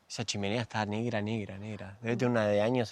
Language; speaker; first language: Spanish; native; Spanish